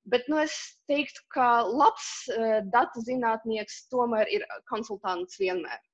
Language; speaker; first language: Latvian; non-native, local second language; Russian